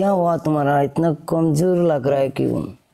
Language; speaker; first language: Hindi; non-native, fluent; Bangla